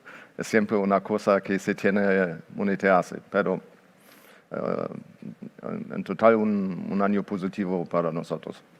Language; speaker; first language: Spanish; non-native, fluent; Portuguese